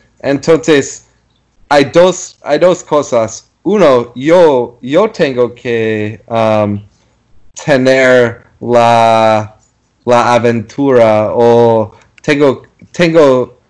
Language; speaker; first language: Spanish; non-native, learner; English